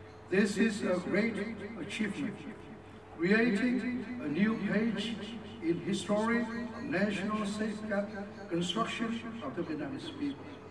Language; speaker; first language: English; non-native, fluent; Vietnamese